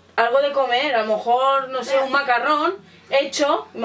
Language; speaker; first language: Spanish; native; Spanish